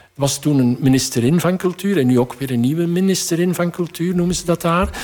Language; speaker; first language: Dutch; native; Dutch